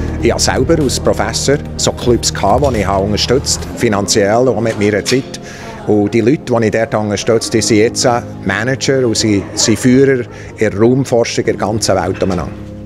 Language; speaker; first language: German; native; German